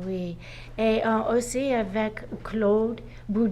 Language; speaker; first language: French; non-native, learner; English